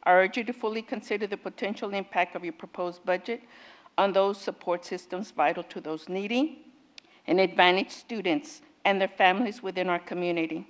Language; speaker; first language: English; native; English